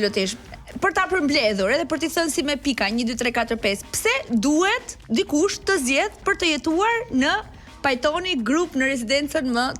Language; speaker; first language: Albanian; native; Albanian